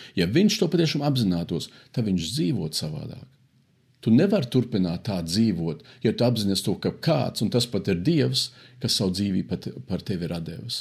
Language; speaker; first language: Latvian; early bilingual, heritage; Latvian